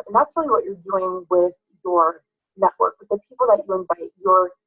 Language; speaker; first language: English; native; English